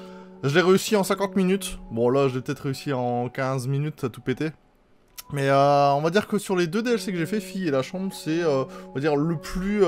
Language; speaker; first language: French; native; French